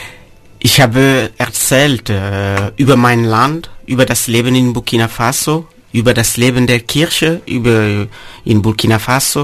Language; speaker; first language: German; non-native, fluent; Mossi